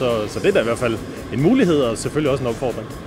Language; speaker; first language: Danish; native; Danish